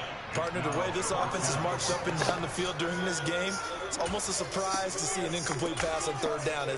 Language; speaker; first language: English; native; English